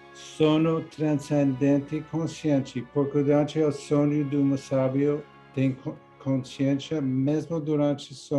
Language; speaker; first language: Portuguese; non-native, learner; English